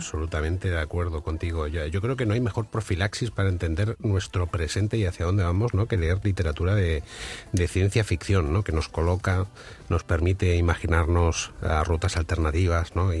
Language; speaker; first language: Spanish; native; Spanish